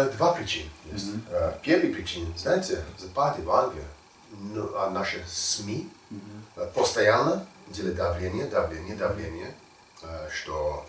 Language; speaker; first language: Russian; non-native, learner; English